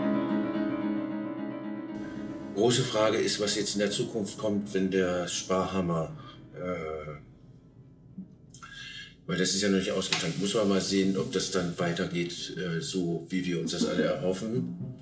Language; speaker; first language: German; native; German